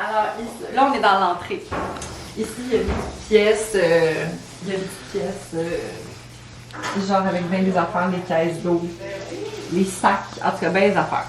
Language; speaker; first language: French; native; French